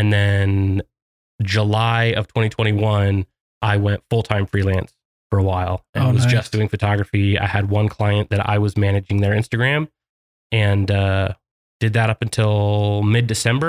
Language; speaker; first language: English; native; English